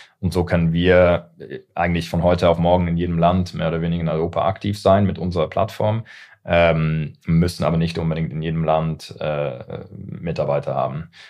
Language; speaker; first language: German; early bilingual, heritage; English